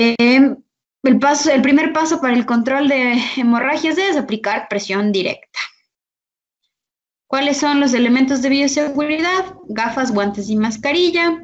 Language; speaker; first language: Spanish; native; Spanish